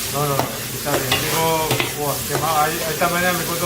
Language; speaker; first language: Spanish; non-native, learner; Chinese